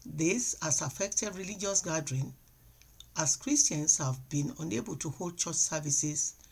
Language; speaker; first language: English; non-native, local second language; Yoruba